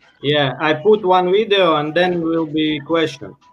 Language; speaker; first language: English; non-native, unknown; Latvian